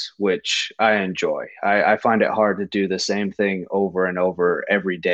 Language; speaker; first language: English; native; English